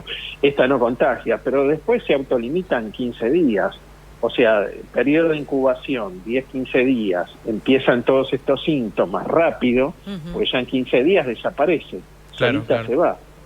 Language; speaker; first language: Spanish; native; Spanish